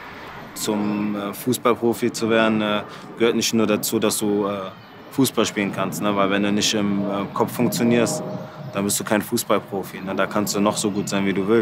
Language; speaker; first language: German; early bilingual, other home language; French